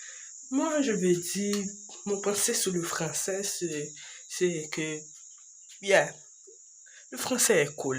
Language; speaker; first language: French; non-native, learner; English